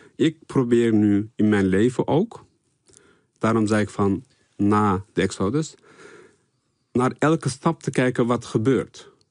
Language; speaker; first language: Dutch; early bilingual, other home language; Turkish